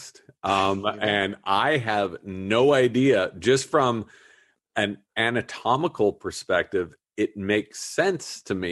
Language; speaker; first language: English; native; English